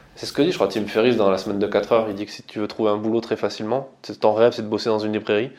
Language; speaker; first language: French; native; French